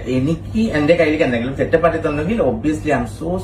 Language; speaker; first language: Malayalam; non-native, local second language; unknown